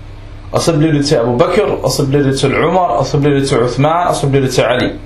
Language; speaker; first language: Danish; non-native, local second language; Arabic